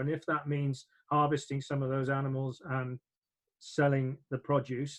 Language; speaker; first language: English; native; English